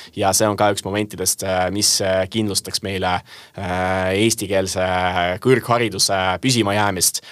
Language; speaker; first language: Estonian; non-native, local second language; Russian